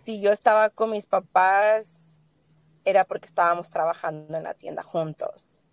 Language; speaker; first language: Spanish; early bilingual, heritage; Spanish